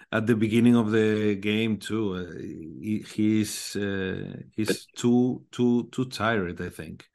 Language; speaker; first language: English; non-native, learner; Spanish